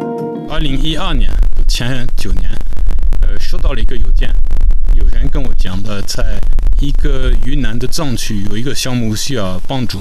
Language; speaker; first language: Chinese; non-native, fluent; French